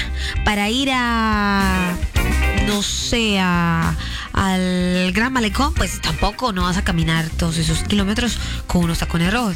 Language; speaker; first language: Spanish; native; Spanish